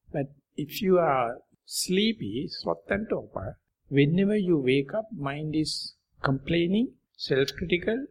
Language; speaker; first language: English; non-native, local second language; Sinhala